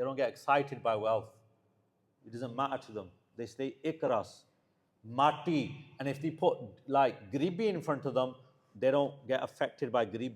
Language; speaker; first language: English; early bilingual, heritage; Punjabi